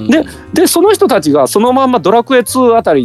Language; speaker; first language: Japanese; native; Japanese